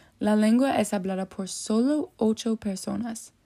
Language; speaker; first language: Spanish; non-native, learner; English